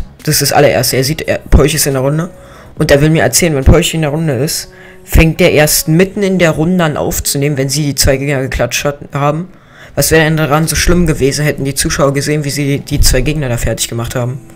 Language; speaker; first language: German; native; German